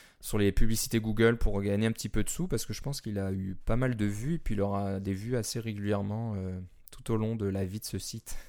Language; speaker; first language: French; native; French